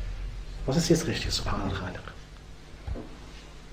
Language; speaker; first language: German; non-native, fluent; Arabic